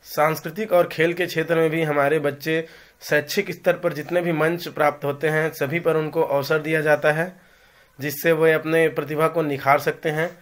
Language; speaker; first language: Hindi; native; Hindi